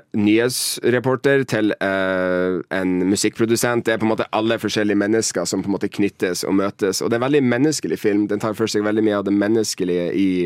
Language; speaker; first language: Norwegian; native; Norwegian